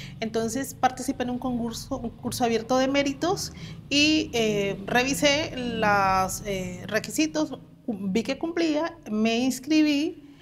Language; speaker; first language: Spanish; native; Spanish